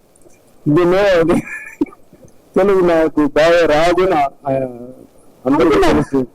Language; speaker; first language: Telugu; non-native, learner; Tamil